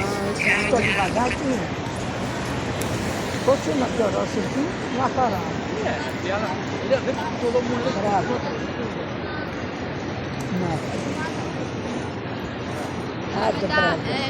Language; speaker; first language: Greek; non-native, learner; Armenian